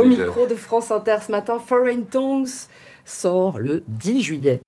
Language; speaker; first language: French; native; French